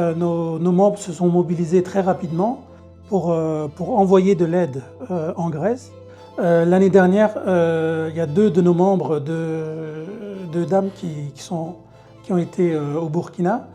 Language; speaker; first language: French; early bilingual, other home language; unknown